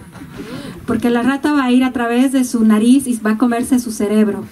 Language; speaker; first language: Spanish; native; Spanish